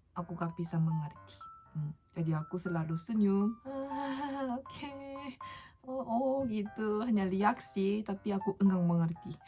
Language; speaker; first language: Indonesian; non-native, learner; Korean